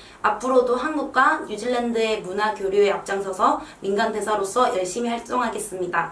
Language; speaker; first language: Korean; non-native, learner; English